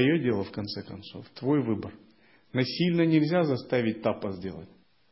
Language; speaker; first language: Russian; native; Russian